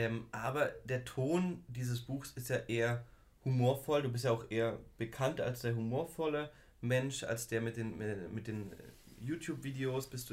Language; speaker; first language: German; native; German